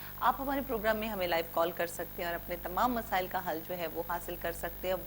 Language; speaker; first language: Urdu; native; Urdu